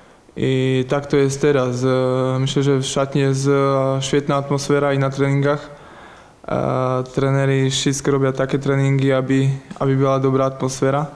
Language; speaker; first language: Polish; non-native, learner; Slovak